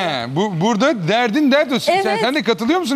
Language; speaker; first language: Turkish; native; Turkish